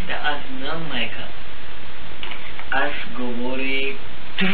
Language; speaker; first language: Bulgarian; non-native, learner; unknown